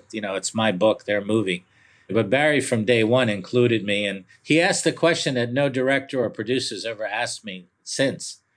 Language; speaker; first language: English; early bilingual, other home language; Italian